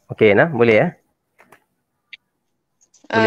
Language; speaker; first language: Malay; native; Malay